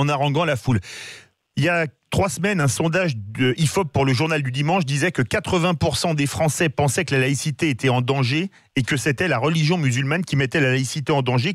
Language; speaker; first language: French; native; French